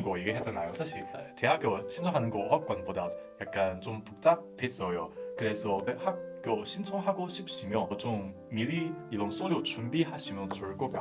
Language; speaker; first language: Korean; non-native, fluent; Chinese